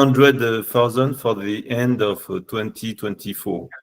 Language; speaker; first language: English; non-native, learner; French